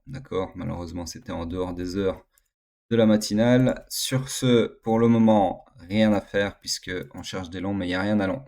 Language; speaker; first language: French; native; French